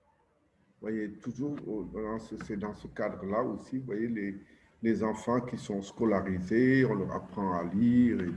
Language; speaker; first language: French; non-native, local second language; Wolof